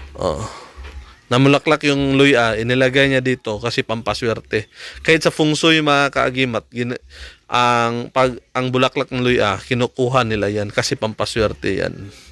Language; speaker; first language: Filipino; non-native, local second language; Cebuano